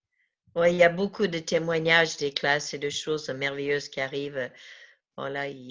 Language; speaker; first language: French; native; French